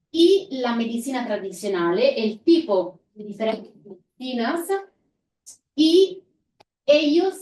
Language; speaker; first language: Spanish; non-native, fluent; Italian